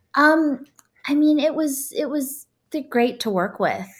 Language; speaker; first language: English; native; English